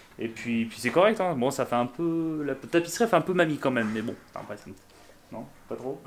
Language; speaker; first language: French; native; French